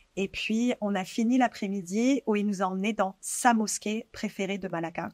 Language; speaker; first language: French; native; French